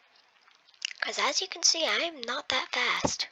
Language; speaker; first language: English; native; English